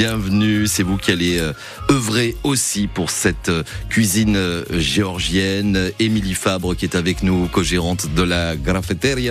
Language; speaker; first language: French; native; French